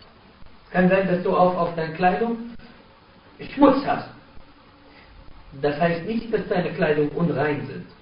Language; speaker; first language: German; non-native, fluent; Arabic